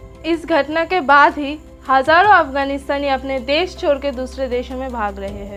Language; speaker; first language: Hindi; non-native, local second language; Bangla